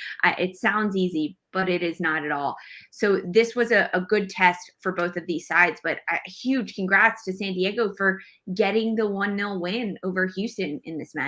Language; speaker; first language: English; native; English